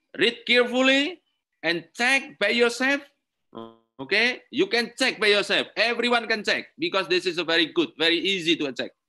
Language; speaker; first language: English; non-native, learner; Indonesian